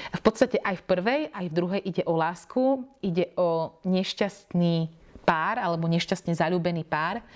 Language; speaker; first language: Slovak; native; Slovak